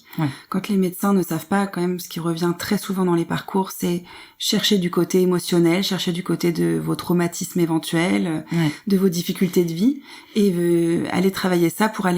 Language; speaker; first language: French; native; French